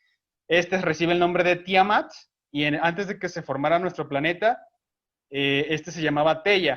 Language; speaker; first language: Spanish; native; Spanish